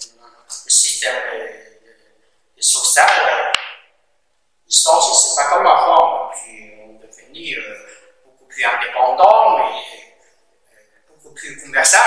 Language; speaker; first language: French; non-native, learner; Chinese